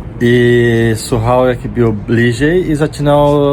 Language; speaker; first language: Polish; non-native, learner; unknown